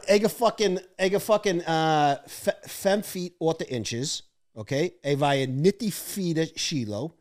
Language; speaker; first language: Norwegian; non-native, fluent; English